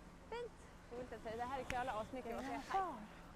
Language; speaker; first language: Swedish; native; Swedish